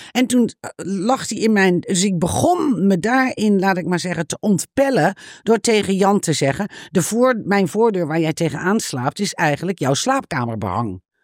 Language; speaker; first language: Dutch; native; Dutch